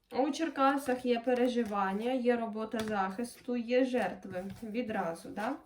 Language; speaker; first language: Ukrainian; non-native, local second language; Russian